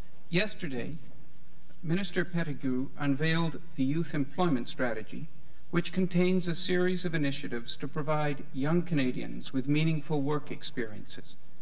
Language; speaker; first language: English; native; English